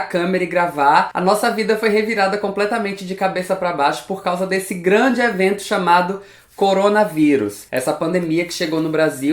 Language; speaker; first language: Portuguese; native; Portuguese